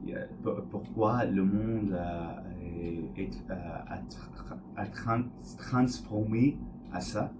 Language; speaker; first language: French; non-native, learner; English